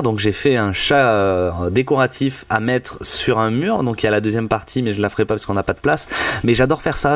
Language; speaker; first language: French; native; French